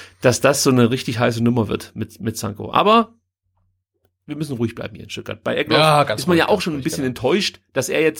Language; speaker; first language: German; native; German